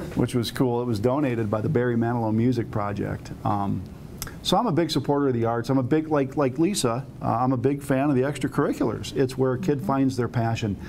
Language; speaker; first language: English; native; English